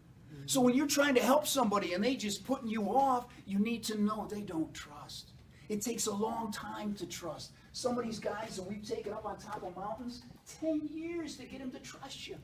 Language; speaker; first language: English; native; English